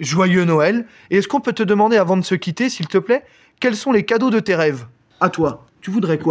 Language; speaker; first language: French; native; French